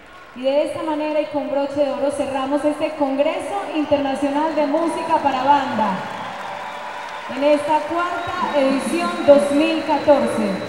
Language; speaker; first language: Spanish; native; Spanish